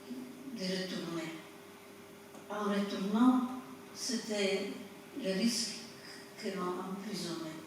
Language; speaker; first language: French; non-native, fluent; Polish